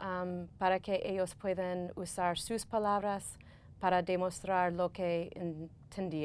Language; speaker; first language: Spanish; non-native, fluent; English